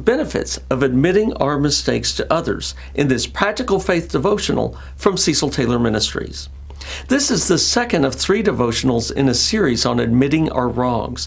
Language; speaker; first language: English; native; English